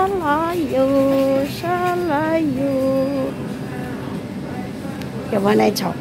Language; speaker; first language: Chinese; non-native, learner; Indonesian